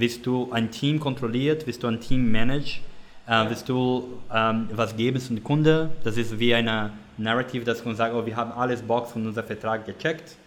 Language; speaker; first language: German; non-native, learner; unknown